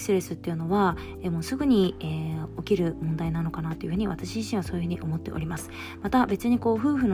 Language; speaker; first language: Japanese; native; Japanese